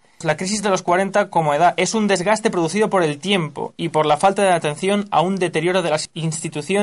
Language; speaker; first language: Spanish; native; Spanish